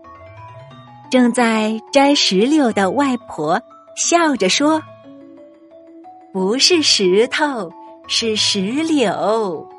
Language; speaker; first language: Chinese; native; Chinese